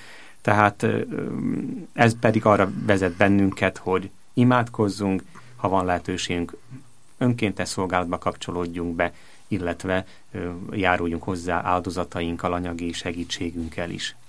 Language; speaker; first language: Hungarian; native; Hungarian